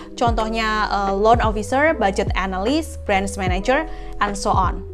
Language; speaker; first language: English; non-native, fluent; Indonesian